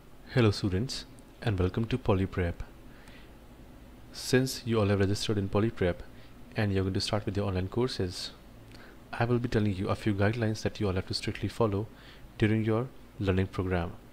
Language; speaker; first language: English; non-native, local second language; Hindi